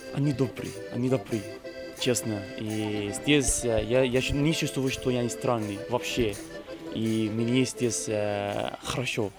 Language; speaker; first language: Russian; non-native, fluent; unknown